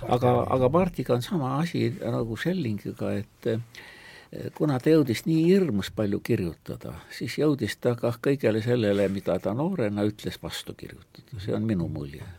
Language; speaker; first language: Estonian; native; Estonian